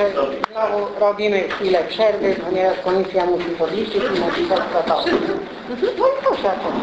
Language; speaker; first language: Polish; native; Polish